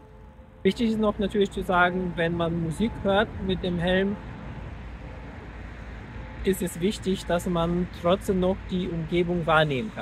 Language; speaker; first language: German; native; German